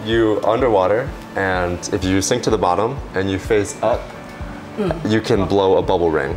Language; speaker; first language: English; early bilingual, other home language; Chinese